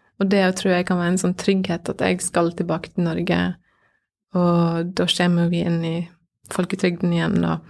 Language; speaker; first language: Norwegian; native; Norwegian